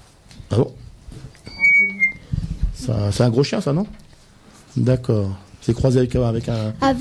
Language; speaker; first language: French; native; French